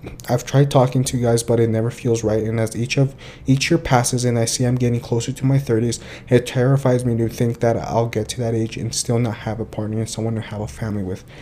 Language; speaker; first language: English; early bilingual, other home language; Spanish